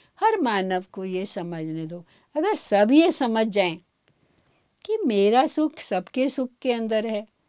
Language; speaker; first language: Hindi; native; Hindi